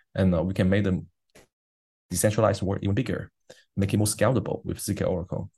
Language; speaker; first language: English; non-native, fluent; Chinese